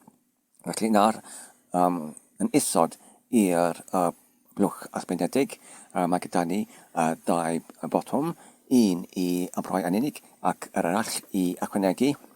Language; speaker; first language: Welsh; non-native, fluent; English